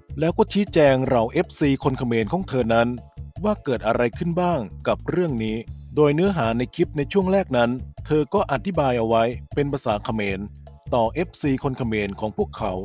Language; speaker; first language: Thai; native; Thai